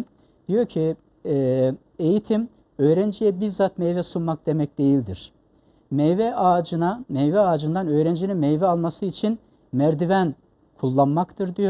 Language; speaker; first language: Turkish; native; Turkish